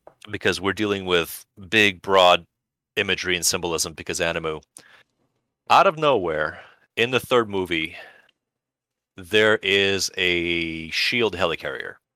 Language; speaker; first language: English; early bilingual, other home language; Russian